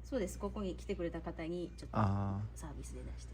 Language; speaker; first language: Japanese; native; Japanese